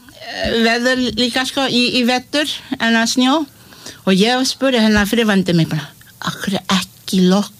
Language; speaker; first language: Icelandic; non-native, learner; Malay